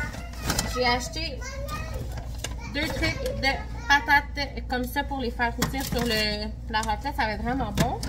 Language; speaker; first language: French; native; French